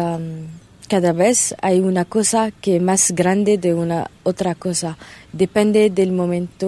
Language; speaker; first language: Spanish; non-native, learner; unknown